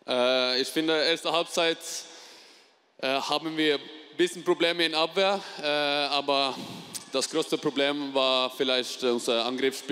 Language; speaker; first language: German; non-native, fluent; Norwegian